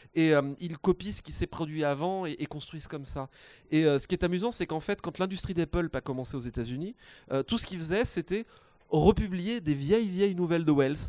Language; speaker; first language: French; non-native, fluent; English